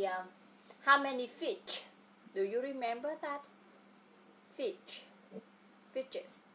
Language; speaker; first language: English; non-native, fluent; Vietnamese